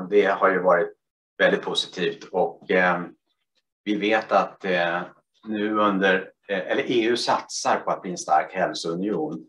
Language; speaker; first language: Swedish; native; Swedish